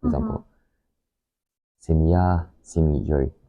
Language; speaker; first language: Russian; non-native, learner; Japanese